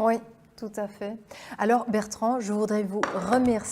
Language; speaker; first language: French; non-native, fluent; Dutch